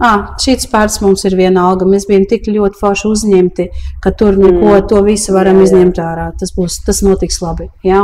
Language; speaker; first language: Latvian; early bilingual, heritage; Latvian